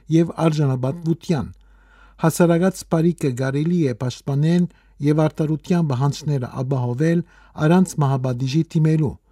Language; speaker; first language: Armenian; early bilingual, heritage; Armenian